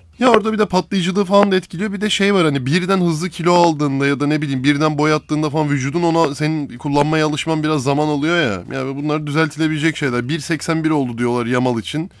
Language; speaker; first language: Turkish; native; Turkish